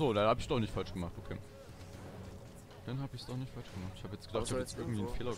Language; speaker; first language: German; native; German